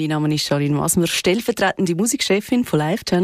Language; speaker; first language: German; native; German